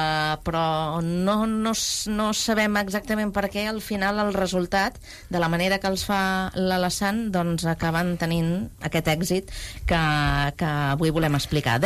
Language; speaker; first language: Catalan; native; Catalan